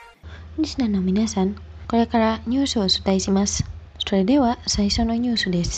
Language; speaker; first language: Japanese; non-native, fluent; Indonesian